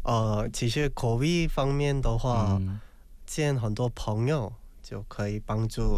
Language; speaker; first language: Chinese; non-native, learner; Korean